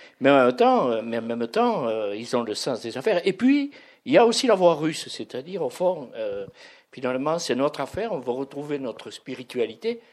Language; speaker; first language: French; native; French